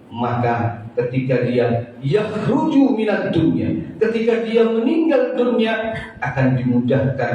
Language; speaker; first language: Indonesian; native; Indonesian